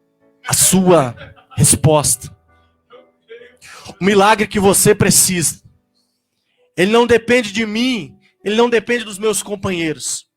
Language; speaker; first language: Portuguese; native; Portuguese